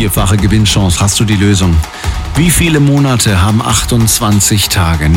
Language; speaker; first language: German; native; German